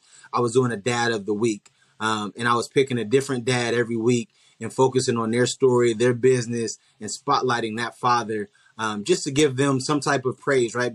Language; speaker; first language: English; native; English